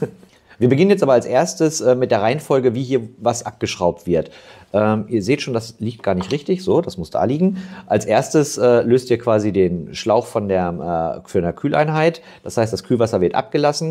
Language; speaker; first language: German; native; German